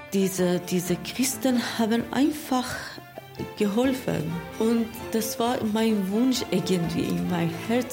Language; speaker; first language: German; non-native, learner; Persian